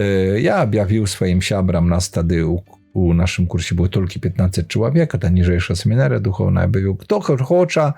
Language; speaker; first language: Polish; non-native, learner; Belarusian